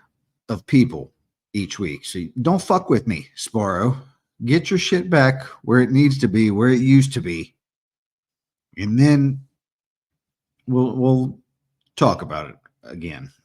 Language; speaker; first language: English; native; English